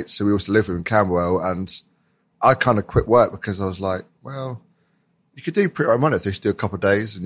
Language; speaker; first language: English; native; English